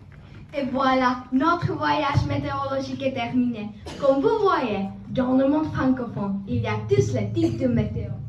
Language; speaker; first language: French; non-native, learner; Czech